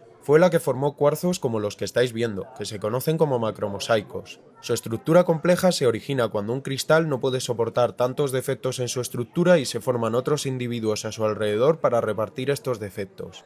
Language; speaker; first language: Spanish; native; Spanish